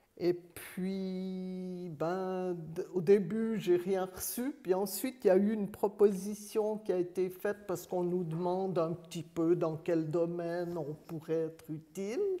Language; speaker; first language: French; native; French